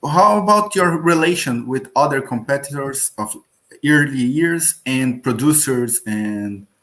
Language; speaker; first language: English; non-native, learner; Portuguese